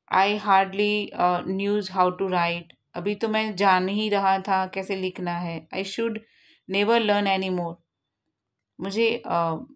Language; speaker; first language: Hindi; non-native, local second language; Gujarati